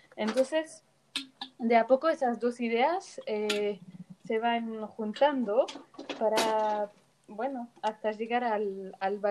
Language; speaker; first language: Spanish; non-native, fluent; French